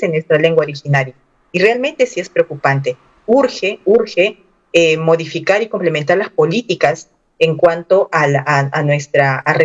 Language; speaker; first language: Spanish; non-native, local second language; Aymara